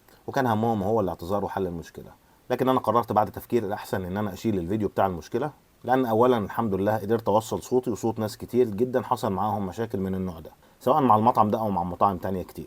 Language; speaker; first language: Arabic; native; Arabic